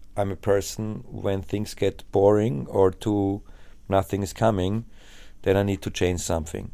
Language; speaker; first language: English; non-native, fluent; German